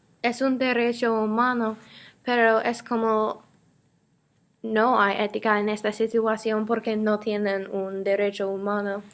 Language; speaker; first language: Spanish; non-native, learner; English